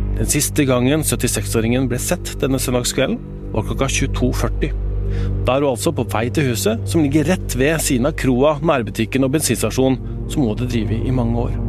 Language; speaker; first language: Norwegian; native; Norwegian